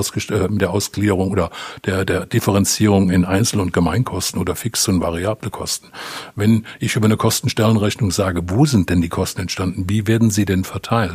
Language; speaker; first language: German; native; German